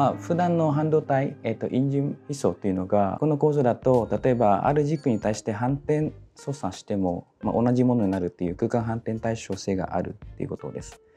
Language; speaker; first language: Japanese; non-native, fluent; Vietnamese